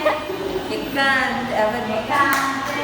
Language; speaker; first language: Spanish; native; Spanish